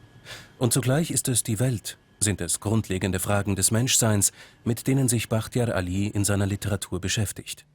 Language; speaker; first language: German; native; German